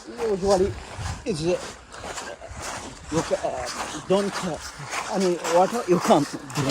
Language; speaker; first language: English; non-native, learner; Arabic